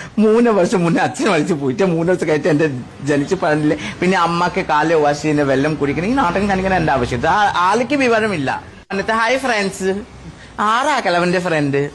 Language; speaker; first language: Malayalam; non-native, fluent; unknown